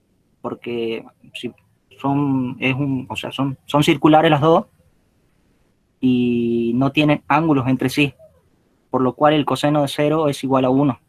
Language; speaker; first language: Spanish; native; Spanish